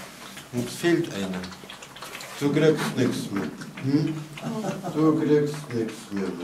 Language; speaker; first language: German; native; German